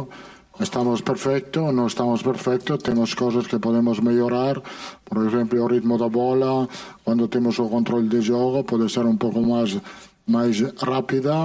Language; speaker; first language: Portuguese; non-native, fluent; Italian